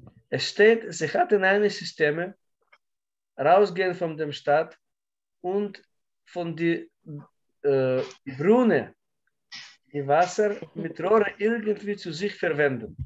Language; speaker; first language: German; non-native, learner; Russian